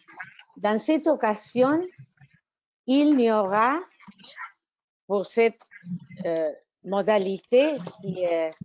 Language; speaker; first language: French; non-native, fluent; Spanish